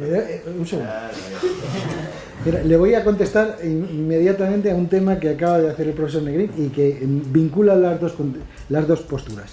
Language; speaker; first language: Spanish; native; Spanish